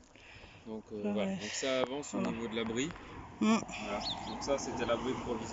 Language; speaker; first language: French; native; French